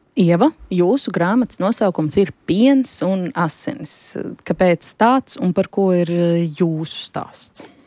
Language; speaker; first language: Latvian; native; Latvian